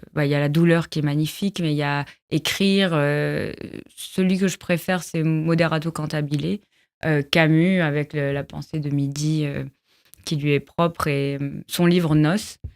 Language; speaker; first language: French; non-native, local second language; Arabic